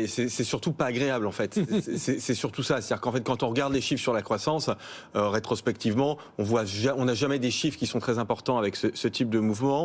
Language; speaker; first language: French; native; French